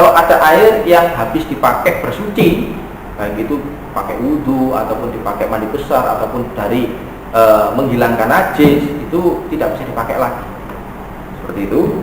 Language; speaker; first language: Indonesian; non-native, local second language; Javanese